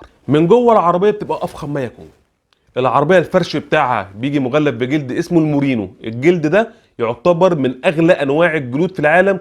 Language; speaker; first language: Arabic; native; Arabic